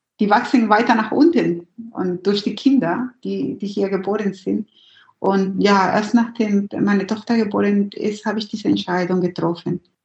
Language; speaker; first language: German; non-native, fluent; Spanish